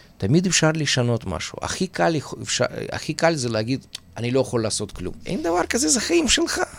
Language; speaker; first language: Hebrew; non-native, fluent; Russian